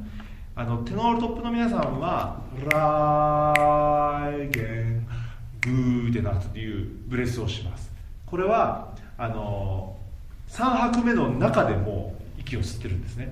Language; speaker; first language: Japanese; native; Japanese